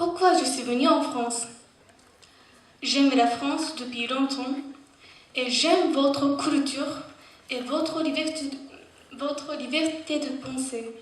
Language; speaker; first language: French; non-native, fluent; Japanese